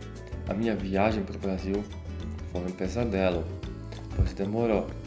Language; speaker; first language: Portuguese; non-native, fluent; Polish